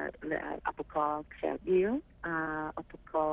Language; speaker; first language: Khmer; early bilingual, heritage; Khmer